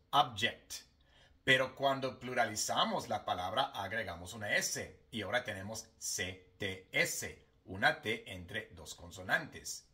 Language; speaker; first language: Spanish; non-native, fluent; English